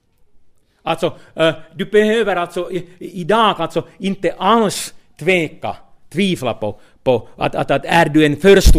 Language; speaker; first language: Swedish; non-native, fluent; Finnish